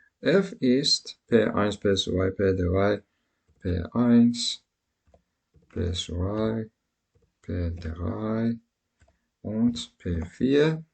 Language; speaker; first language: German; non-native, learner; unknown